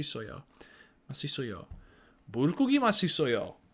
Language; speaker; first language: Korean; non-native, learner; English